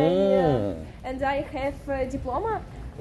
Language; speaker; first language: English; non-native, learner; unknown